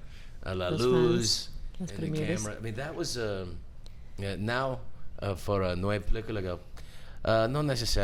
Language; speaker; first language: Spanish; non-native, learner; English